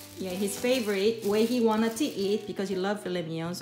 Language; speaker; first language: English; non-native, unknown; Korean